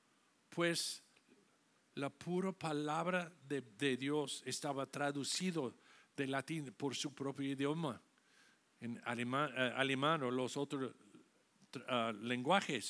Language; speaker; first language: Spanish; non-native, fluent; English